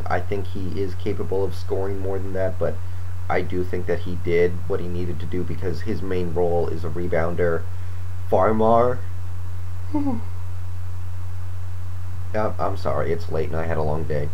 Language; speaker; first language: English; native; English